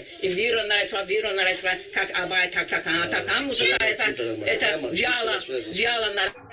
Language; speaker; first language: Russian; non-native, learner; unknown